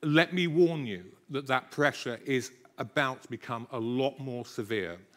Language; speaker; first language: English; native; English